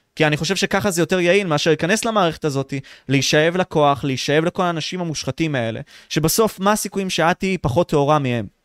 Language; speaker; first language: Hebrew; native; Hebrew